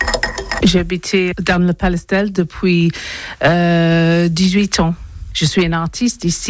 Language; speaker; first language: French; non-native, learner; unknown